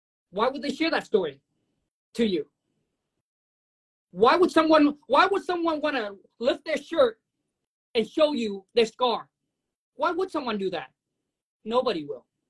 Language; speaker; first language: English; non-native, fluent; Vietnamese